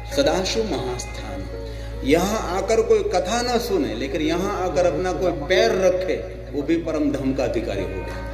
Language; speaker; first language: Hindi; non-native, local second language; Gujarati